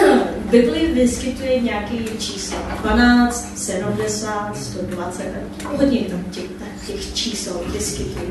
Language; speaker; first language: Czech; non-native, fluent; Korean